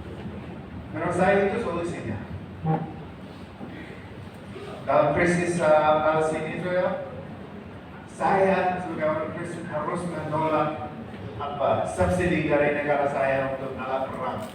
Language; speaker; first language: Indonesian; non-native, fluent; English